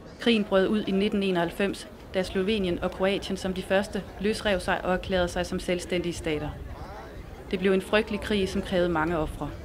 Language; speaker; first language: Danish; native; Danish